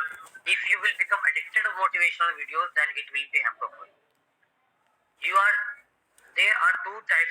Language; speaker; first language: English; non-native, local second language; Hindi